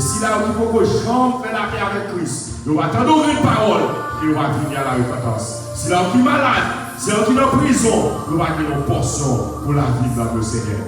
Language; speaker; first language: French; non-native, local second language; Haitian Creole